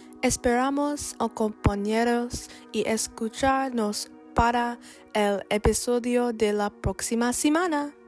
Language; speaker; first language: Spanish; non-native, learner; English